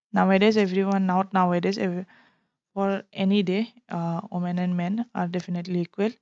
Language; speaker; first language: English; non-native, local second language; Assamese